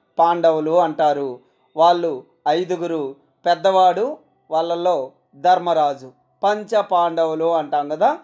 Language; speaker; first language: Telugu; native; Telugu